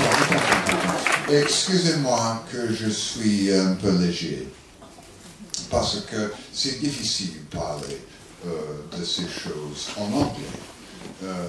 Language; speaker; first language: French; non-native, learner; English